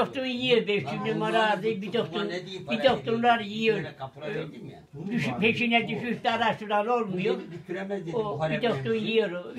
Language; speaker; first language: Turkish; native; Turkish